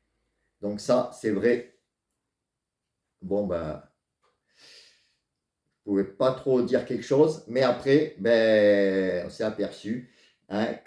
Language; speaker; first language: French; native; French